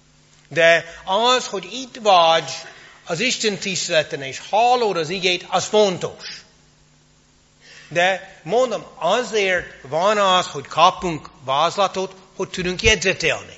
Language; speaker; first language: Hungarian; non-native, fluent; English